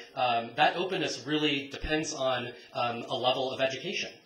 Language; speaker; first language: English; native; English